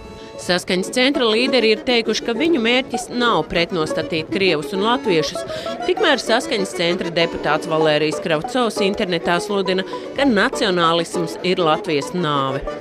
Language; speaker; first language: Latvian; native; Latvian